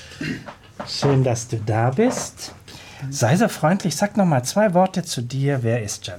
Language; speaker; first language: German; native; German